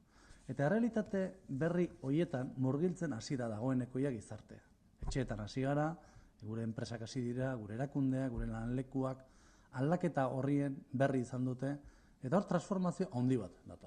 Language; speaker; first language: Basque; native; Basque